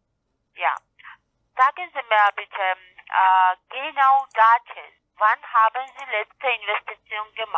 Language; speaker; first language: German; non-native, learner; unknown